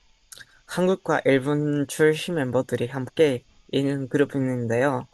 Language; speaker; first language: Korean; non-native, learner; Spanish